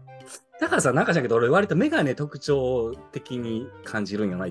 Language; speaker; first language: Japanese; native; Japanese